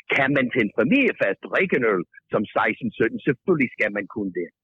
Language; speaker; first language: Danish; non-native, fluent; English